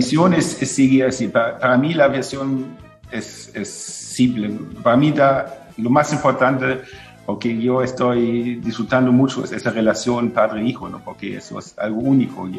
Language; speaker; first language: Spanish; non-native, fluent; German